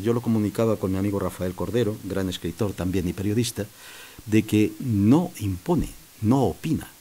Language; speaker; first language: Spanish; native; Spanish